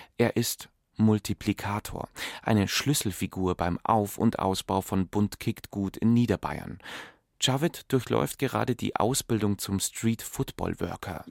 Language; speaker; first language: German; native; German